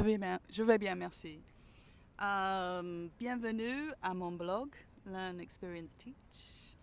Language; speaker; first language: French; non-native, fluent; English